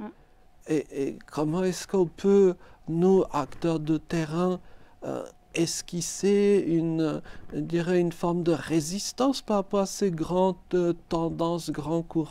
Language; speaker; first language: French; native; French